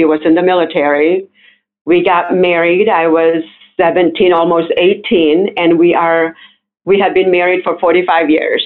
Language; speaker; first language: English; non-native, local second language; Filipino